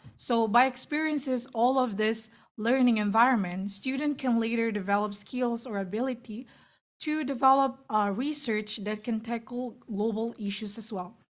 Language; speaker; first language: English; non-native, fluent; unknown